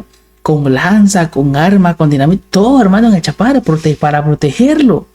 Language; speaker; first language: Spanish; native; Spanish